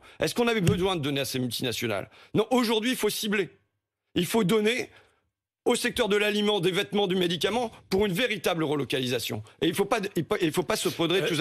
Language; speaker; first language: French; native; French